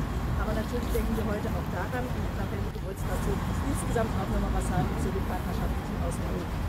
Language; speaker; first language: German; native; German